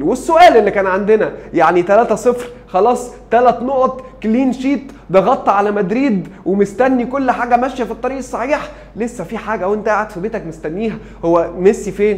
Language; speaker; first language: Arabic; native; Arabic